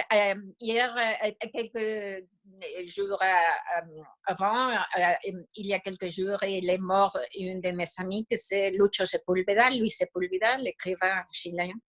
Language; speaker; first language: French; non-native, fluent; Spanish